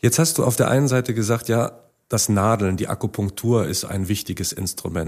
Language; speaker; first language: German; native; German